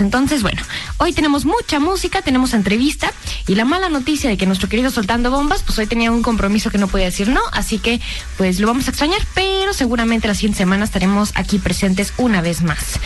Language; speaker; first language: Spanish; native; Spanish